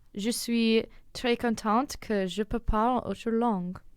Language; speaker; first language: French; non-native, learner; English